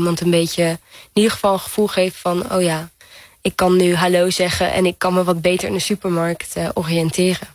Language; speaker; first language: Dutch; non-native, fluent; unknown